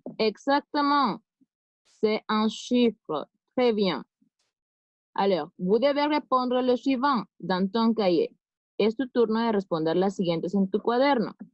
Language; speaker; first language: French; non-native, fluent; Spanish